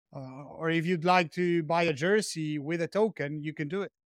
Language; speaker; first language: English; non-native, fluent; Spanish